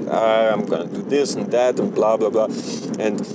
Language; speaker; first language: English; non-native, fluent; German